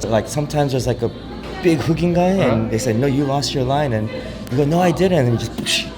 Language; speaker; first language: English; early bilingual, other home language; Korean